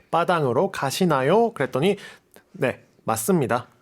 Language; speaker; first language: Korean; native; Korean